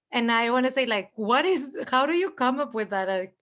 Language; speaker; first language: English; early bilingual, other home language; Spanish